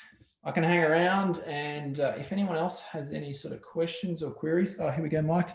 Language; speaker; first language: English; native; English